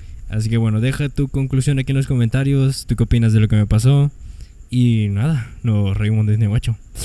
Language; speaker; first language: Spanish; native; Spanish